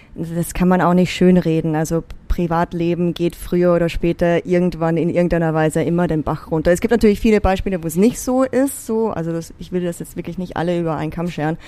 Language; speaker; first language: German; native; German